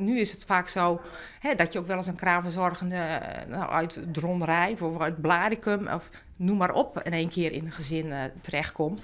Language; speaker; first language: Dutch; native; Dutch